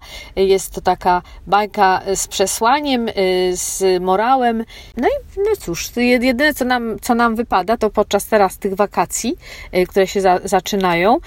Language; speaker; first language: Polish; native; Polish